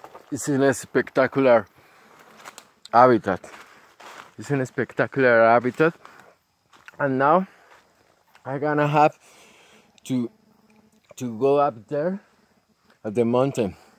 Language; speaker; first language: English; non-native, learner; Spanish